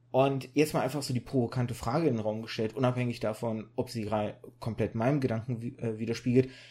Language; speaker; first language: German; native; German